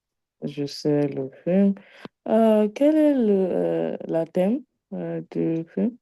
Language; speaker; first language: French; non-native, learner; Igbo